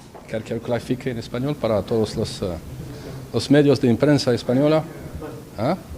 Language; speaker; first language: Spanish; non-native, fluent; Arabic